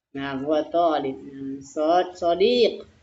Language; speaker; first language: Arabic; non-native, fluent; Indonesian